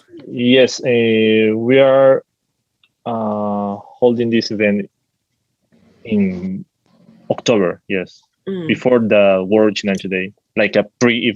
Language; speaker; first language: English; non-native, fluent; Spanish